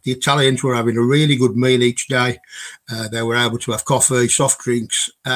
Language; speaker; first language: English; native; English